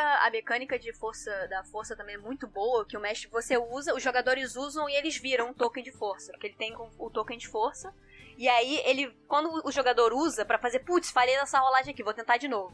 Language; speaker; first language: Portuguese; native; Portuguese